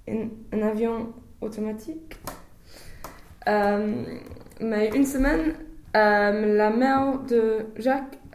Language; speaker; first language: French; non-native, learner; English